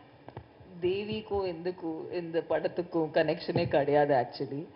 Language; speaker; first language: Tamil; non-native, fluent; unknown